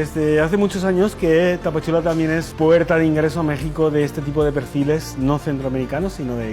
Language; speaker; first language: Spanish; native; Spanish